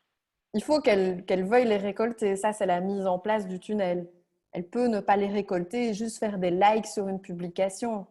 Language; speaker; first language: French; native; French